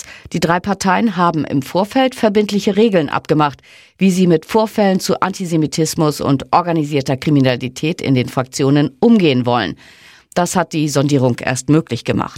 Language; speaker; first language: German; native; German